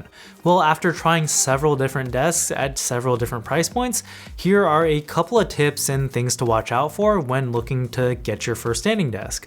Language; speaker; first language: English; native; English